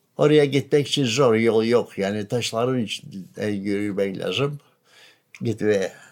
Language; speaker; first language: Turkish; non-native, local second language; Greek